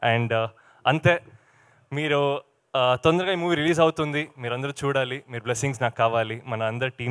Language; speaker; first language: Telugu; non-native, learner; Kannada